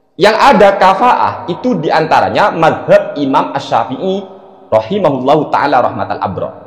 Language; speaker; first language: Indonesian; non-native, local second language; Madurese